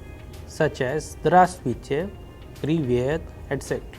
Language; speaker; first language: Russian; non-native, fluent; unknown